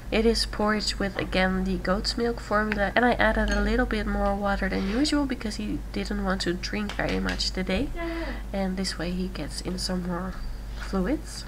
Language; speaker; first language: English; non-native, fluent; Dutch